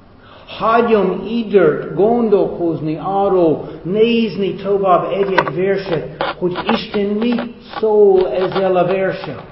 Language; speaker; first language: Hungarian; non-native, fluent; English